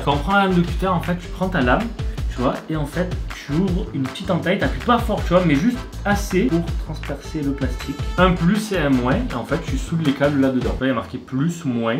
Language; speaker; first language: French; native; French